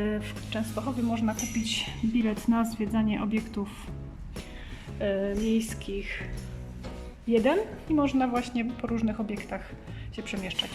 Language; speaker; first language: Polish; native; Polish